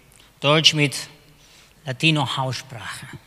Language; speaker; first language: German; non-native, fluent; Spanish